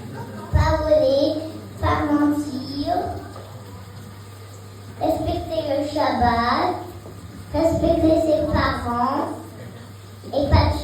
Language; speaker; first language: French; early bilingual, heritage; French